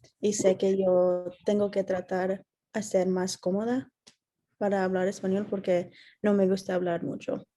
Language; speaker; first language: Spanish; early bilingual, heritage; English